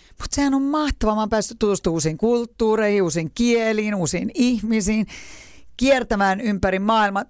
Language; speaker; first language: Finnish; native; Finnish